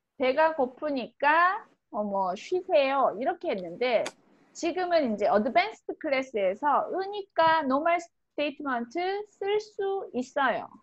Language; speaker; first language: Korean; native; Korean